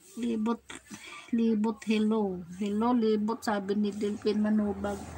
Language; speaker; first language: Filipino; non-native, local second language; Waray